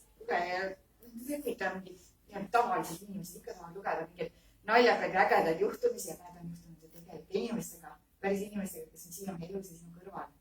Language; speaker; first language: Estonian; native; Estonian